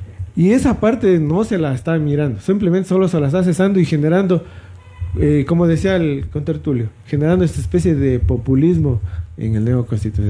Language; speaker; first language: Spanish; native; Spanish